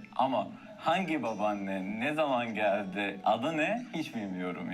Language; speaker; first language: Turkish; non-native, fluent; Arabic